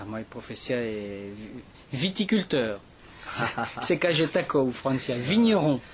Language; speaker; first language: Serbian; non-native, learner; French